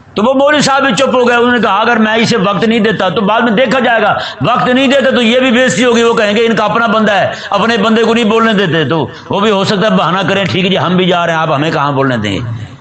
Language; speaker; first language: Urdu; non-native, local second language; Punjabi